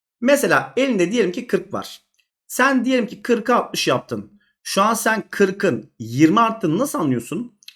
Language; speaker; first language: Turkish; native; Turkish